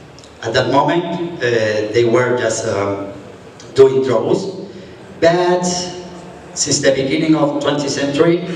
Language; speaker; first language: English; non-native, fluent; Spanish